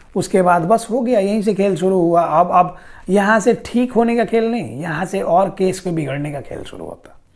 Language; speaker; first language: Hindi; non-native, local second language; Bhojpuri